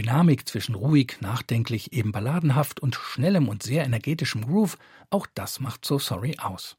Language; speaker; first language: German; native; German